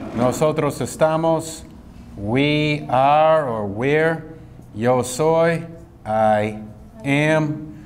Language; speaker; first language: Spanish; non-native, fluent; English